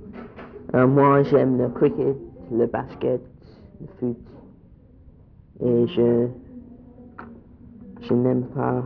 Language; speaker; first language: French; non-native, learner; English